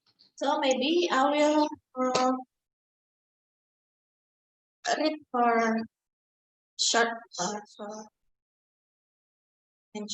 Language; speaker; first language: English; non-native, fluent; Indonesian